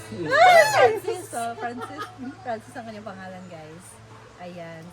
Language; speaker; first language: Filipino; non-native, local second language; Cebuano